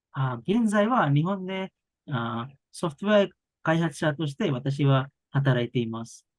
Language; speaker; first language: Japanese; non-native, learner; Bangla